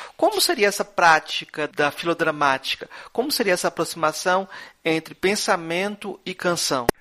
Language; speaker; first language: Portuguese; native; Portuguese